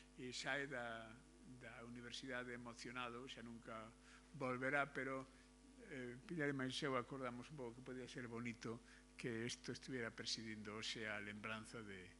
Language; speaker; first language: Galician; non-native, local second language; Spanish